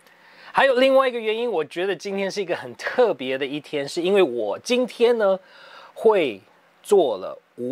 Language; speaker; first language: Chinese; early bilingual, heritage; English